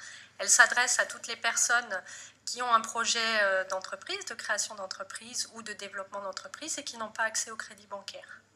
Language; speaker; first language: French; native; French